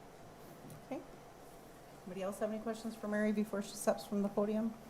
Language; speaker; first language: English; native; English